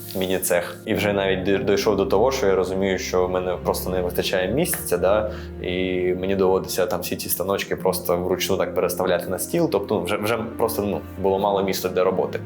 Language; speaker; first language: Ukrainian; non-native, local second language; Russian